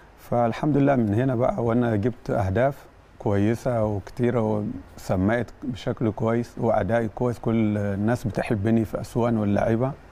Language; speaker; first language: Arabic; non-native, fluent; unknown